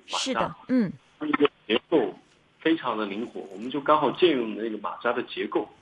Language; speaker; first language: Chinese; native; Chinese